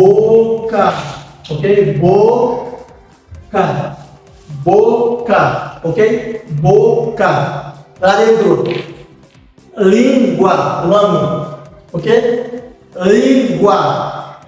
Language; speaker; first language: Portuguese; non-native, local second language; Haitian Creole